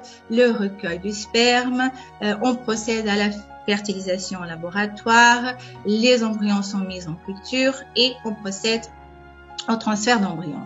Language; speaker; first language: French; non-native, fluent; Portuguese